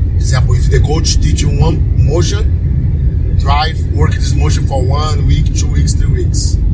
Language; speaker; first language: English; non-native, learner; Portuguese